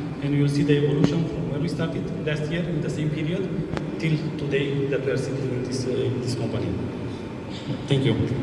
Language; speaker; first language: English; non-native, fluent; Romanian